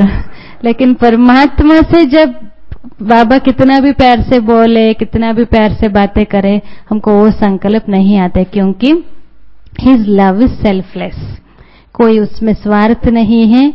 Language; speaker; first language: Hindi; native; Hindi